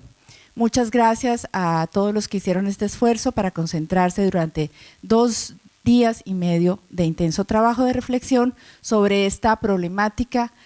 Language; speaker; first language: Spanish; native; Spanish